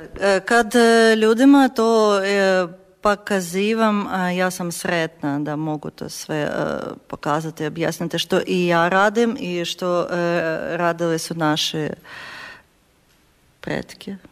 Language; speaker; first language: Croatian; non-native, learner; Ukrainian